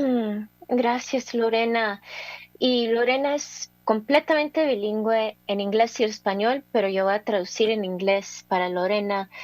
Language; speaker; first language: Spanish; early bilingual, heritage; English